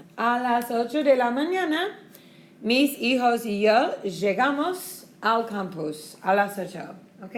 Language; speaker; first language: Spanish; non-native, fluent; English